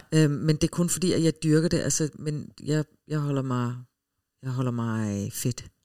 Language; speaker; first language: Danish; early bilingual, heritage; Danish